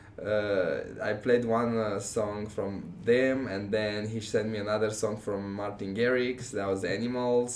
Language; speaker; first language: English; non-native, fluent; Romanian